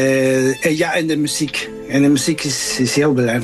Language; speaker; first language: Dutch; non-native, fluent; Spanish